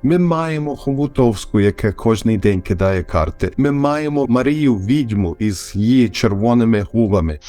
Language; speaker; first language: Ukrainian; early bilingual, heritage; Ukrainian